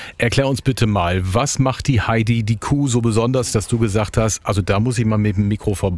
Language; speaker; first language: German; native; German